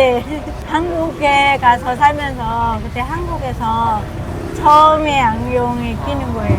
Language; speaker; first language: Korean; non-native, learner; Vietnamese